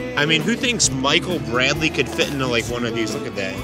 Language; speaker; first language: English; native; English